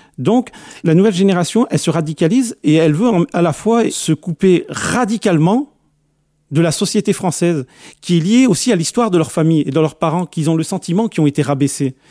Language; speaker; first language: French; early bilingual, other home language; Arabic